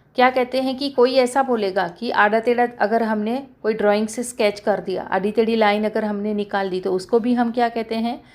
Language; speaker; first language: Hindi; non-native, local second language; Marathi